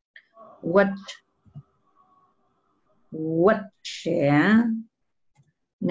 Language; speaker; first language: English; non-native, fluent; Spanish